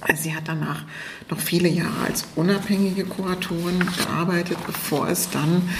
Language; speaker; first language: German; native; German